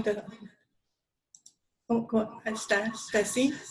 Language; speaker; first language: Portuguese; non-native, learner; Japanese